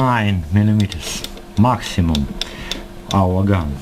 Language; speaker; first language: English; non-native, learner; Russian